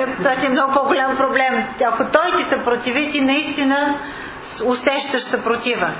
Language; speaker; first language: Bulgarian; non-native, fluent; English